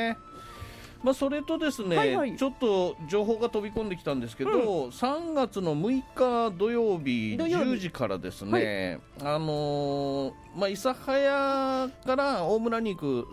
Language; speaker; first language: Japanese; native; Japanese